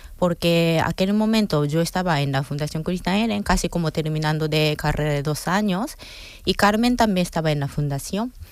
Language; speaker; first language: Spanish; non-native, fluent; Japanese